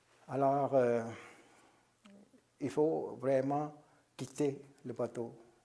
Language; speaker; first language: French; non-native, local second language; Vietnamese